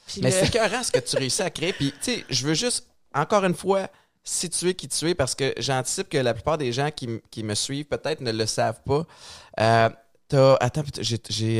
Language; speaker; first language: French; native; French